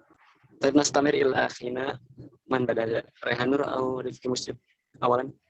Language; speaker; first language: Arabic; non-native, learner; Indonesian